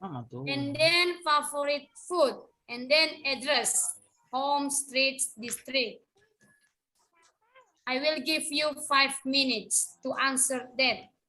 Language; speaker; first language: English; non-native, learner; Indonesian